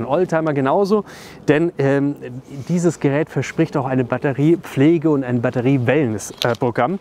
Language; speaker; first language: German; native; German